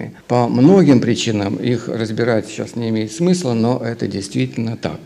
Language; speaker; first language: Russian; native; Russian